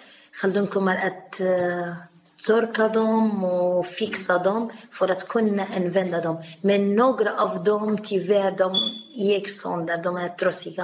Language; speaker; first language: Swedish; non-native, learner; Arabic